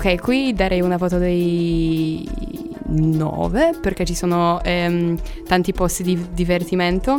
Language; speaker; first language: Italian; non-native, fluent; Polish